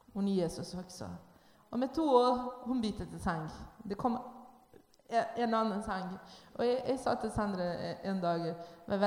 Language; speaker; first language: Norwegian; non-native, learner; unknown